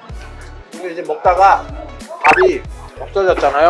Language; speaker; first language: Korean; non-native, fluent; Nepali